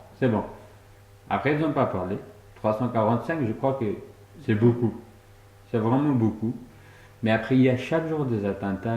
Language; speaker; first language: French; non-native, fluent; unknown